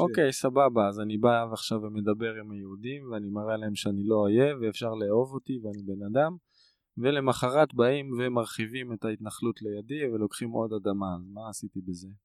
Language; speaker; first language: Hebrew; native; Hebrew